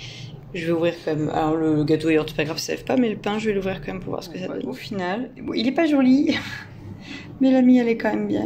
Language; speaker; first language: French; native; French